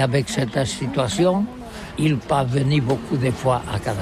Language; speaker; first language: French; non-native, learner; Catalan